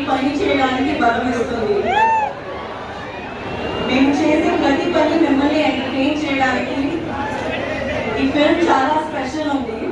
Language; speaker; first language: Telugu; non-native, learner; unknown